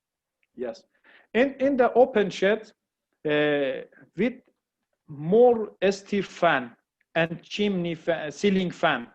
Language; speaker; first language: English; non-native, learner; Persian